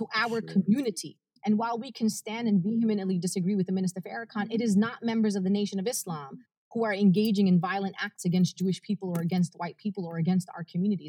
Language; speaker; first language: English; early bilingual, other home language; Arabic